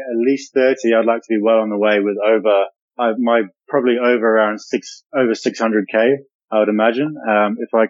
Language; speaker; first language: English; native; English